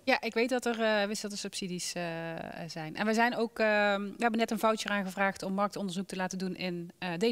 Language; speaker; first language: Dutch; native; Dutch